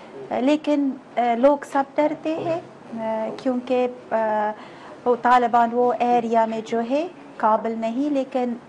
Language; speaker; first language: Hindi; non-native, fluent; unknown